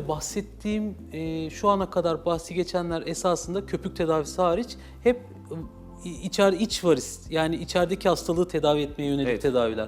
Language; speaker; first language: Turkish; native; Turkish